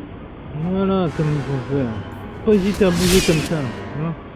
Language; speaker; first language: French; native; French